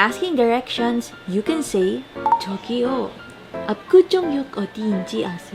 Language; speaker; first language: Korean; non-native, learner; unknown